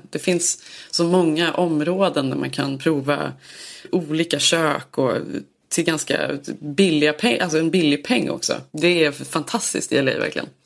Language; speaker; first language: Swedish; native; Swedish